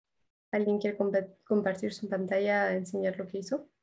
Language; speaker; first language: Spanish; non-native, fluent; French